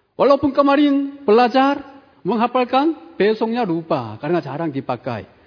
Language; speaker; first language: Indonesian; non-native, fluent; Korean